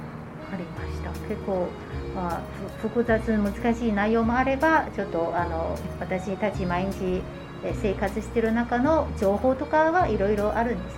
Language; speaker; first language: Japanese; non-native, fluent; Chinese